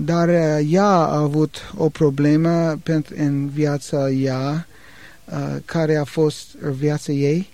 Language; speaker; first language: Romanian; non-native, learner; English